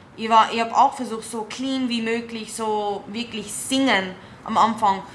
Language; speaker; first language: German; non-native, fluent; English